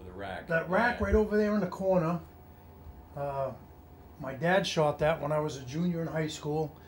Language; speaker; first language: English; native; English